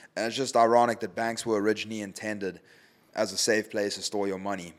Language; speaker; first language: English; native; English